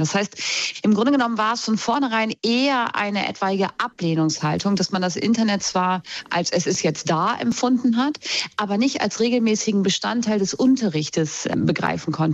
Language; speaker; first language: German; native; German